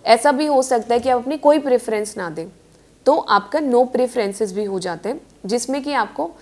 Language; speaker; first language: Hindi; native; Hindi